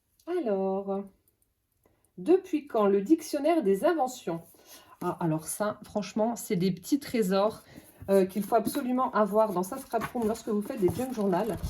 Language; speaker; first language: French; native; French